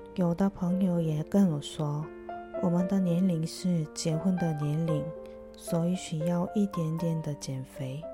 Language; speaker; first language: Chinese; non-native, fluent; Korean